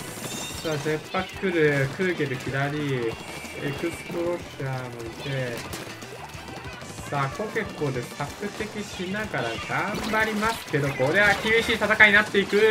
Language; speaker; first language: Japanese; native; Japanese